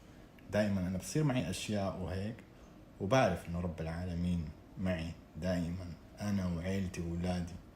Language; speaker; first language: Arabic; native; Arabic